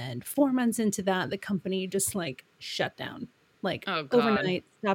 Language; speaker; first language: English; native; English